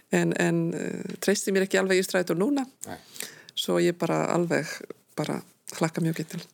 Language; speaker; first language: Icelandic; non-native, fluent; Polish